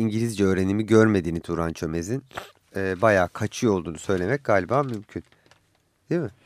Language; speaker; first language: Turkish; native; Turkish